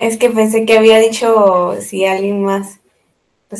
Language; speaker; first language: Spanish; native; Spanish